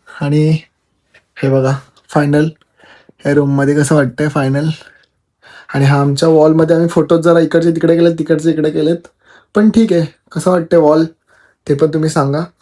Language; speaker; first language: Marathi; non-native, local second language; Telugu